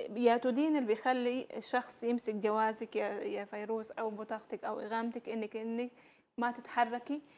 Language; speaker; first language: Arabic; native; Arabic